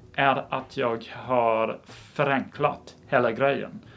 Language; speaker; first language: Swedish; non-native, fluent; English